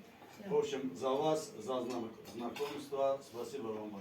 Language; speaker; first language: Russian; non-native, learner; Azerbaijani